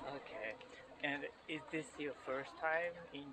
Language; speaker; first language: English; non-native, fluent; Japanese